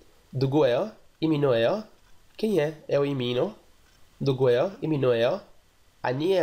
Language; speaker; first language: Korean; non-native, fluent; Portuguese